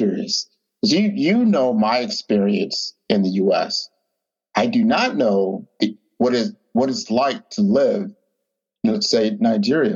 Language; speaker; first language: English; native; English